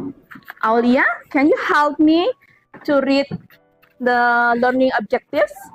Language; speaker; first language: English; non-native, fluent; Indonesian